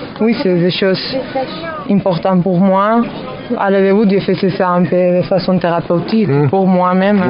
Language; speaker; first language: French; non-native, fluent; Spanish